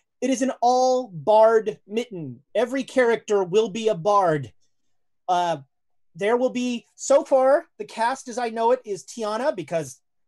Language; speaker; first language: English; native; English